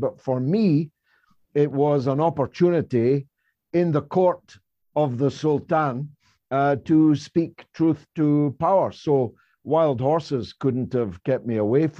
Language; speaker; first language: English; native; English